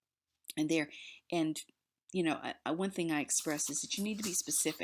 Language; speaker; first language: English; native; English